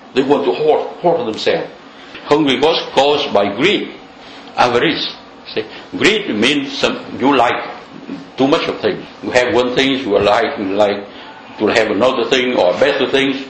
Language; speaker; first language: English; non-native, fluent; Vietnamese